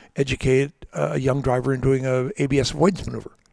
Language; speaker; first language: English; native; English